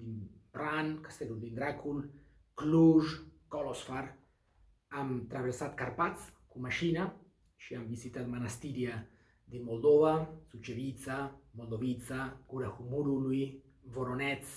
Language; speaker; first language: Romanian; non-native, learner; Basque